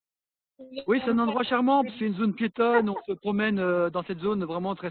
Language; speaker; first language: French; native; French